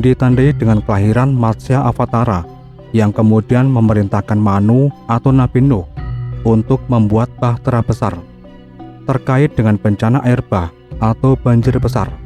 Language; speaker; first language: Indonesian; native; Indonesian